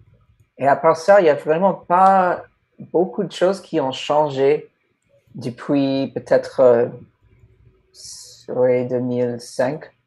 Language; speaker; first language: French; non-native, fluent; English